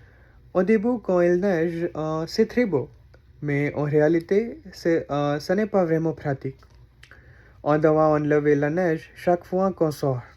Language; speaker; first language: French; non-native, learner; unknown